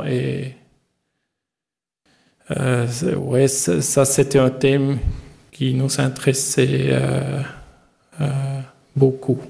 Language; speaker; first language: French; non-native, learner; German